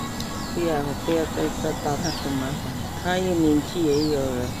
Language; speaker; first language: Chinese; non-native, local second language; Amis